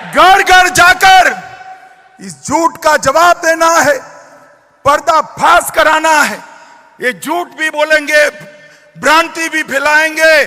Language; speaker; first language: Hindi; non-native, local second language; Gujarati